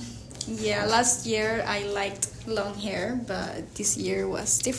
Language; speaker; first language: English; non-native, learner; Spanish